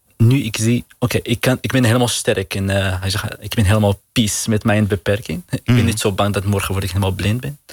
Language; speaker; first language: Dutch; non-native, learner; Arabic